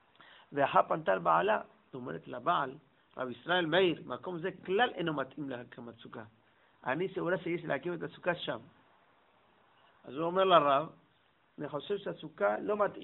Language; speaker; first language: Hebrew; non-native, fluent; English